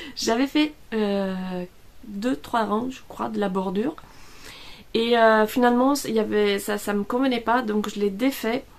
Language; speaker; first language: French; non-native, fluent; Italian